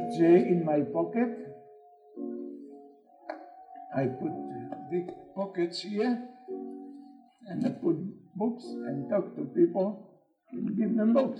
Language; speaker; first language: English; non-native, fluent; Polish